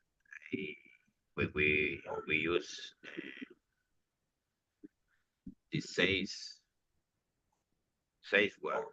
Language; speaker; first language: English; non-native, learner; Spanish